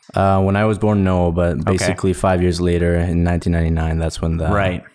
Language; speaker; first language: English; early bilingual, other home language; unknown